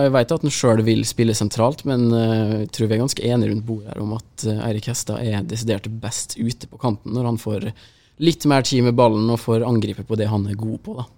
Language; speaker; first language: Norwegian; native; Norwegian